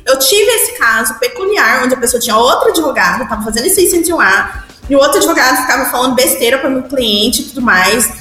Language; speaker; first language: Portuguese; early bilingual, heritage; Portuguese